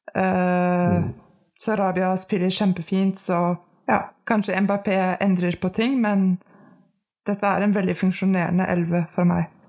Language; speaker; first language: Norwegian; native; Norwegian